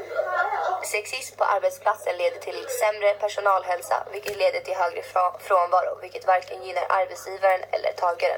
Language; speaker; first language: Swedish; native; Swedish